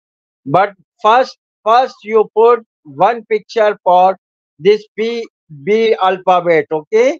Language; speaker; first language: English; non-native, learner; Urdu